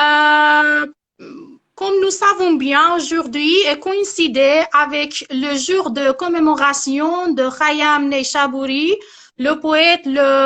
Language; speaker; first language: French; non-native, learner; Persian